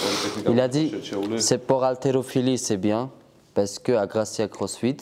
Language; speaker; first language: French; non-native, learner; Georgian